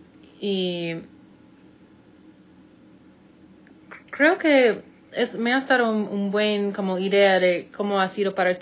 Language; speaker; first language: Spanish; non-native, fluent; English